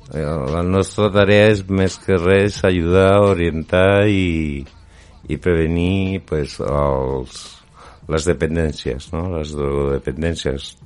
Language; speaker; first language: Catalan; non-native, local second language; Spanish